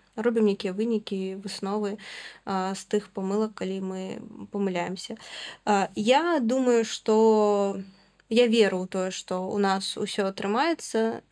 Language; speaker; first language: Belarusian; non-native, local second language; Russian